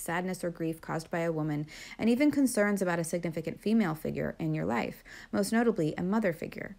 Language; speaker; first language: English; native; English